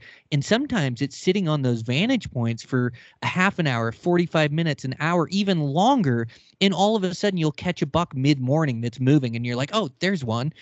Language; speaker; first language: English; native; English